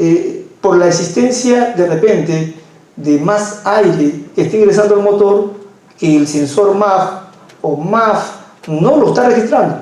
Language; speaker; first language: Spanish; native; Spanish